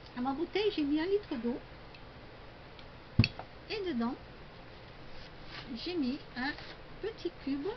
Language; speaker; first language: French; native; French